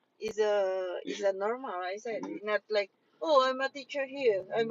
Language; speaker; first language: English; non-native, local second language; Filipino